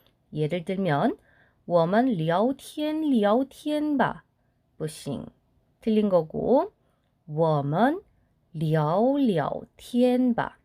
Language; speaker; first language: Chinese; non-native, fluent; Korean